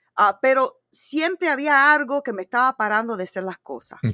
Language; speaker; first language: Spanish; early bilingual, heritage; Spanish